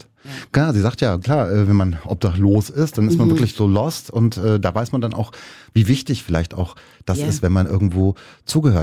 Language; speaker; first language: German; native; German